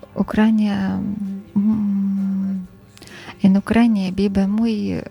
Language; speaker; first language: Spanish; non-native, learner; Ukrainian